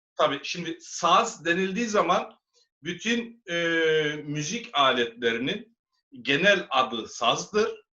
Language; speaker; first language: Turkish; native; Turkish